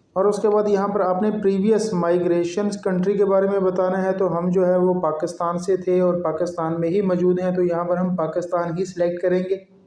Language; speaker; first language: Urdu; non-native, local second language; Punjabi